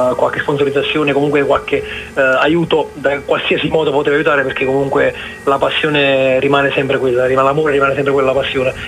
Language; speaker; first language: Italian; native; Italian